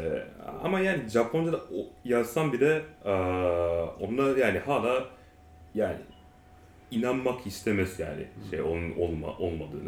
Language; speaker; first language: Turkish; non-native, learner; Japanese